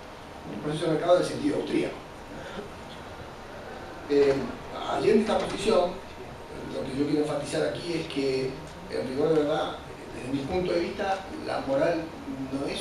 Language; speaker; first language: Spanish; native; Spanish